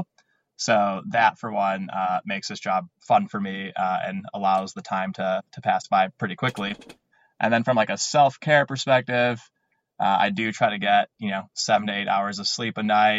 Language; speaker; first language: English; native; English